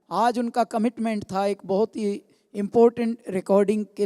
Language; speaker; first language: Hindi; native; Hindi